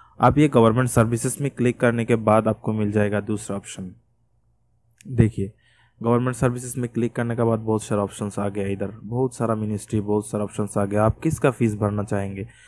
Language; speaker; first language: Hindi; non-native, fluent; Bangla